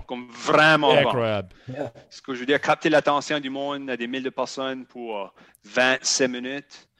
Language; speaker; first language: French; native; French